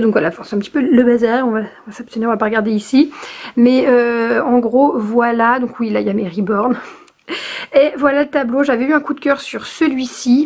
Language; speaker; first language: French; native; French